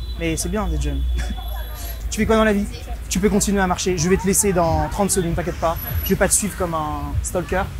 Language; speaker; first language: French; native; French